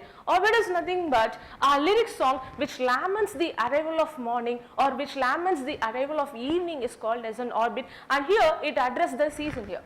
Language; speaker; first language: English; non-native, local second language; Tamil